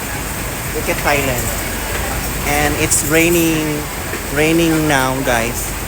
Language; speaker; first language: English; non-native, local second language; Filipino